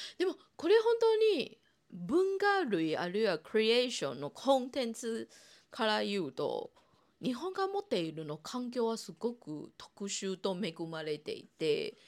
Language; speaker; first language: Japanese; non-native, fluent; Chinese